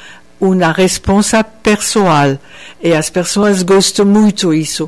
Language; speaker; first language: Portuguese; non-native, fluent; French